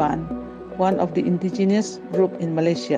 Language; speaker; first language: English; non-native, local second language; Iban